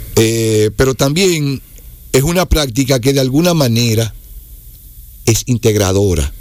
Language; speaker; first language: Spanish; native; Spanish